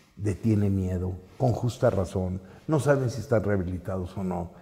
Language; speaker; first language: Spanish; native; Spanish